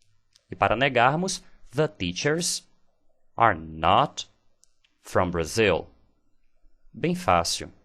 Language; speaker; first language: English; non-native, fluent; Portuguese